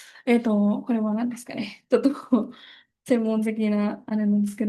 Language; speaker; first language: Japanese; non-native, fluent; Indonesian